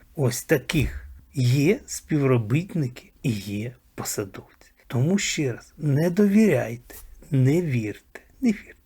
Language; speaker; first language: Ukrainian; native; Ukrainian